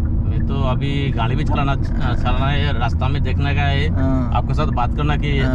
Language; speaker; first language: Hindi; non-native, learner; Bangla